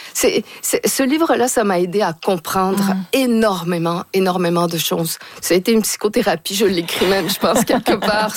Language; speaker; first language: French; native; French